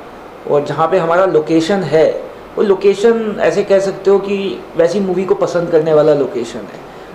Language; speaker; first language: Hindi; native; Hindi